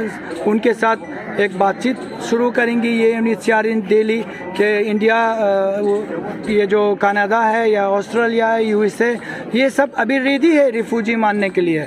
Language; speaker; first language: Hindi; non-native, fluent; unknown